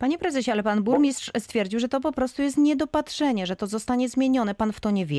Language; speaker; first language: Polish; native; Polish